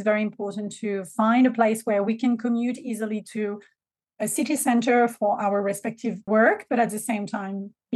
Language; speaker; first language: English; non-native, fluent; French